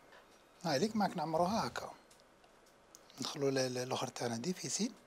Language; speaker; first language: Arabic; native; Arabic